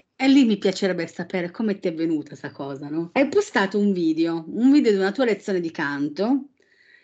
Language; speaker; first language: Italian; native; Italian